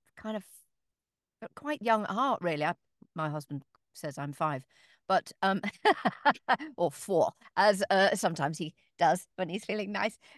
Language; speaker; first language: English; native; English